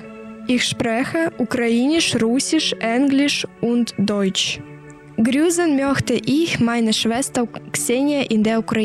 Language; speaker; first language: German; non-native, learner; Ukrainian